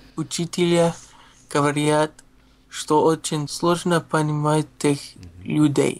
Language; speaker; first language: Russian; non-native, learner; English